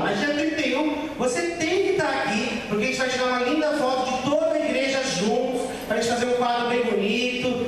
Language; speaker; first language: Portuguese; native; Portuguese